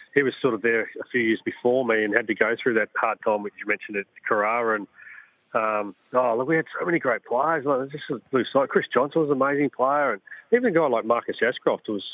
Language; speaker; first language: English; native; English